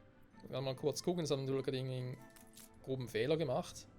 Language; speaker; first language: German; native; German